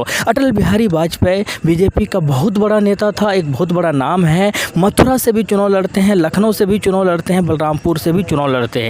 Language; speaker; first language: Hindi; native; Hindi